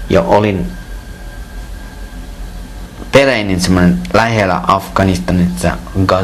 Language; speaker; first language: Finnish; non-native, learner; Persian